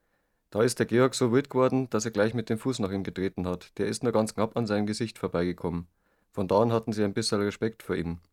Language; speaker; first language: German; native; German